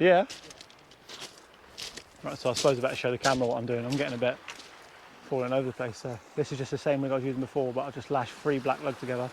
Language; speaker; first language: English; native; English